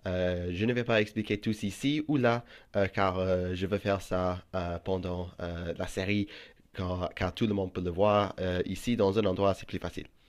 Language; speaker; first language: French; non-native, fluent; English